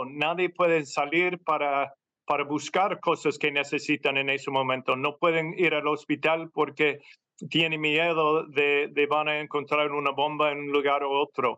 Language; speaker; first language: Spanish; non-native, fluent; English